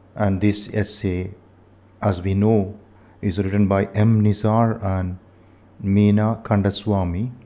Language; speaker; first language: English; non-native, local second language; Malayalam